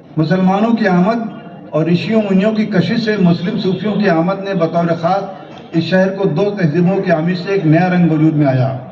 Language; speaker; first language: Urdu; native; Urdu